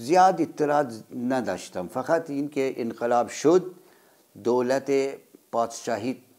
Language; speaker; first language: Persian; non-native, fluent; Urdu